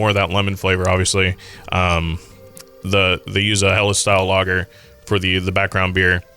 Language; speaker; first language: English; native; English